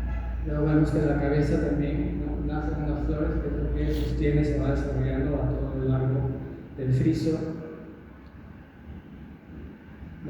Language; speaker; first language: Spanish; native; Spanish